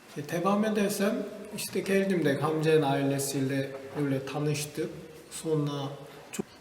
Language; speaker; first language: Turkish; non-native, learner; Korean